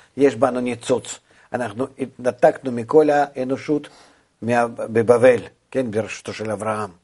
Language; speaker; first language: Hebrew; non-native, fluent; Russian